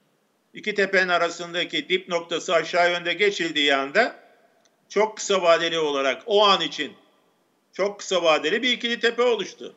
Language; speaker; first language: Turkish; native; Turkish